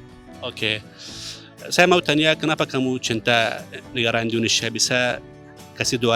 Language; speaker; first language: Indonesian; non-native, fluent; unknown